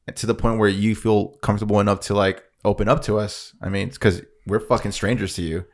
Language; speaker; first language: English; native; English